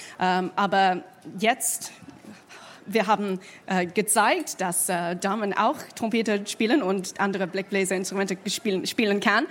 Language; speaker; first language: German; non-native, fluent; English